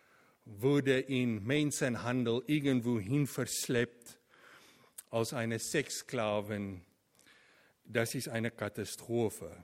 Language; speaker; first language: German; non-native, fluent; Afrikaans